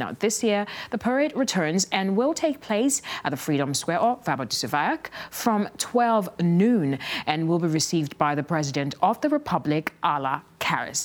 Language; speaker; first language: English; non-native, local second language; Akan